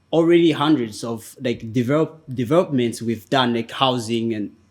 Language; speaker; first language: English; non-native, fluent; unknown